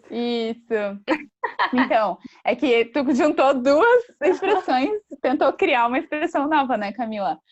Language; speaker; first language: Portuguese; native; Portuguese